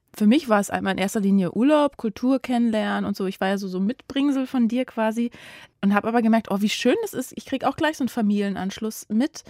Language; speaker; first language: German; native; German